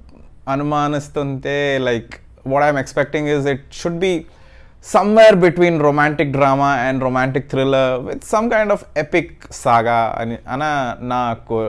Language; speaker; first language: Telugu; non-native, learner; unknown